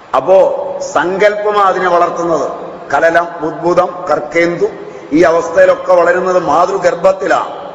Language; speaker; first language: Malayalam; native; Malayalam